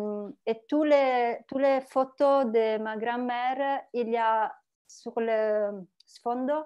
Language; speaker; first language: French; non-native, learner; Italian